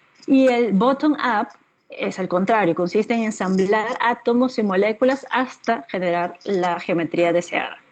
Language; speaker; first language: Spanish; native; Spanish